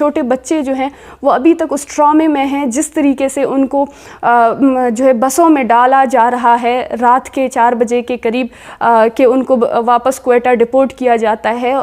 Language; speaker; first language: Urdu; non-native, local second language; Baluchi